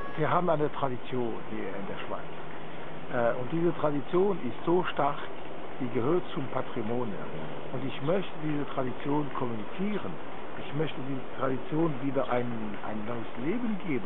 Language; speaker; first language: German; non-native, local second language; French